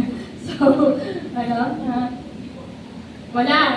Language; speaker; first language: Filipino; native; Filipino